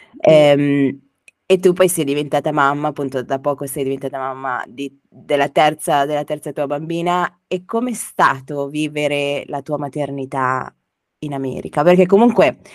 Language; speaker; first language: Italian; native; Italian